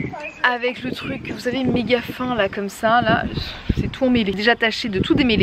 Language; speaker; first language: French; native; French